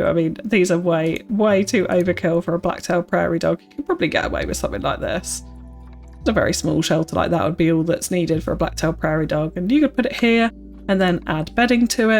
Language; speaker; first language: English; native; English